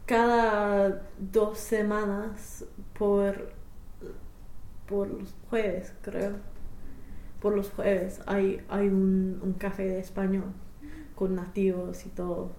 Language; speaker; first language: Spanish; non-native, fluent; English